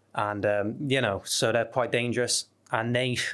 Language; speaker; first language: English; native; English